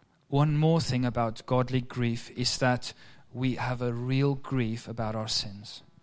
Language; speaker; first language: English; native; English